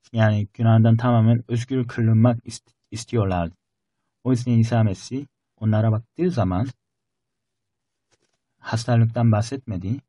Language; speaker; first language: Turkish; non-native, fluent; Korean